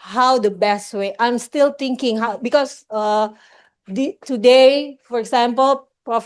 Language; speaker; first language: English; non-native, local second language; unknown